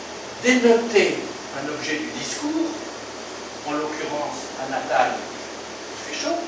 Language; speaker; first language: French; native; French